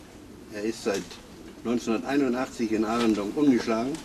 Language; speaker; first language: German; native; German